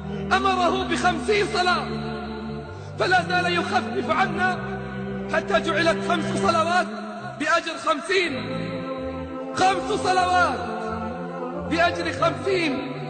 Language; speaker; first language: Arabic; native; Arabic